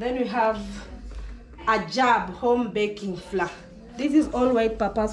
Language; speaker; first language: English; non-native, local second language; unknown